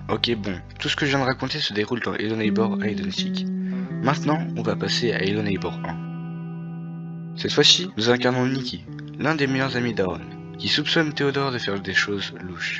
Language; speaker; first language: French; native; French